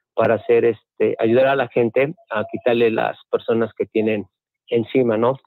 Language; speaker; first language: Spanish; native; Spanish